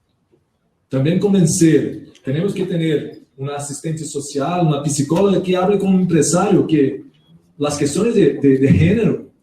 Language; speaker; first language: Spanish; non-native, learner; Portuguese